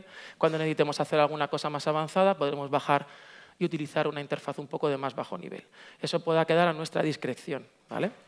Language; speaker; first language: Spanish; native; Spanish